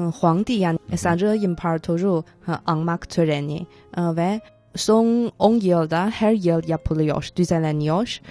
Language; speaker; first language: Turkish; non-native, fluent; Chinese